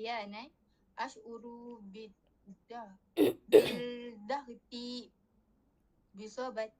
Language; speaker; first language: Arabic; non-native, learner; Malay